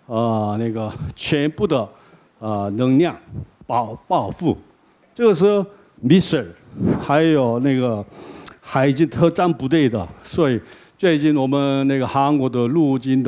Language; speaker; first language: Chinese; non-native, learner; Korean